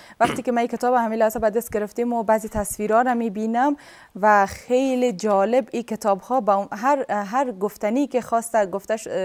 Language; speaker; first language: Persian; native; Persian